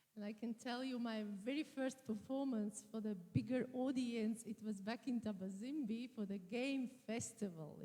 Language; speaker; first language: English; non-native, fluent; Latvian